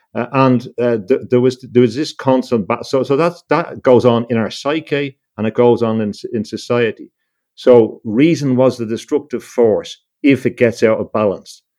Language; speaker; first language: English; native; English